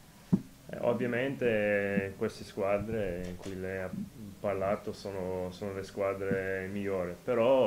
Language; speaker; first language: Italian; non-native, fluent; English